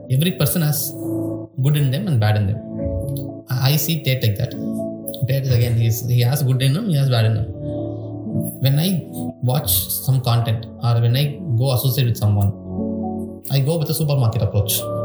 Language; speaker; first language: English; non-native, local second language; Tamil